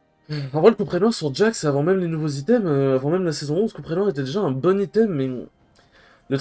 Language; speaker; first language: French; native; French